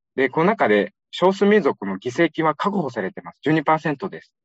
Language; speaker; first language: Japanese; non-native, fluent; Uyghur